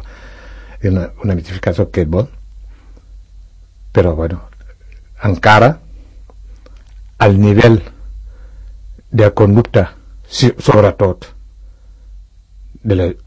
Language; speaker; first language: Catalan; non-native, fluent; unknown